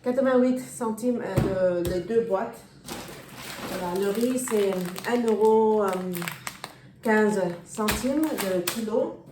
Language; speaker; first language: French; non-native, learner; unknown